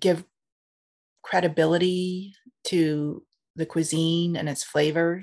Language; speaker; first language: English; native; English